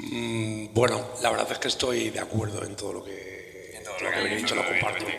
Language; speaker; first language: Spanish; native; Spanish